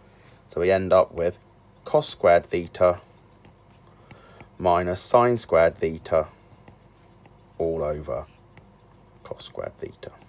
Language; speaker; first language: English; native; English